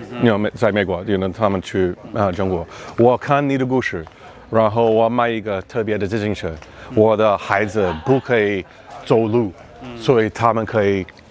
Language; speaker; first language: Chinese; non-native, learner; English